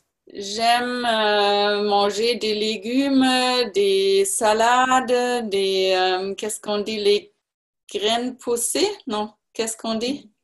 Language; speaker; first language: French; non-native, learner; German